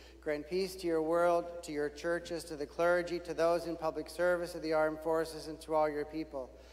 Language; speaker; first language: English; native; English